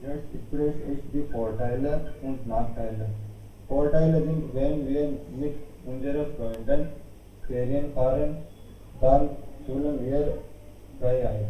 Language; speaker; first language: German; non-native, learner; Hindi